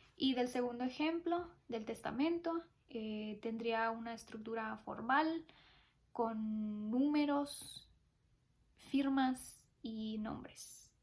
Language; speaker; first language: Spanish; early bilingual, heritage; Spanish